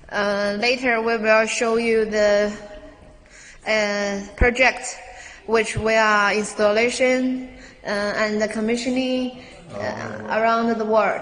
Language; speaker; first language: English; non-native, learner; Chinese